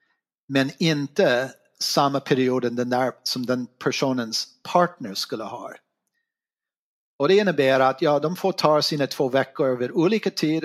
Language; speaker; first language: Swedish; non-native, fluent; English